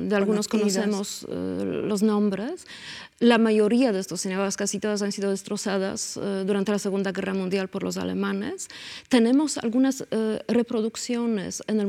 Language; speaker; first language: Spanish; non-native, fluent; Polish